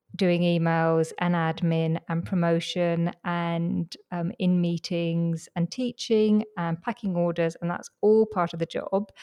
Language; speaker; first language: English; native; English